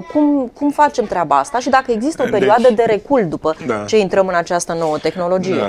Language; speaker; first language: Romanian; native; Romanian